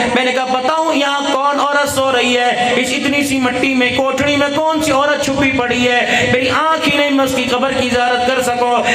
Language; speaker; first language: Urdu; non-native, local second language; Punjabi